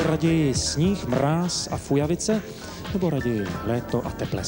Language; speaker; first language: Czech; native; Czech